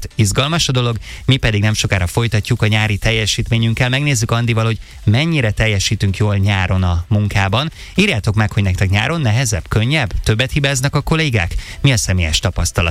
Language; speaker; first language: Hungarian; native; Hungarian